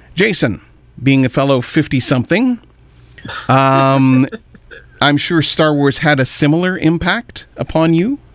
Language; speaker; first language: English; native; English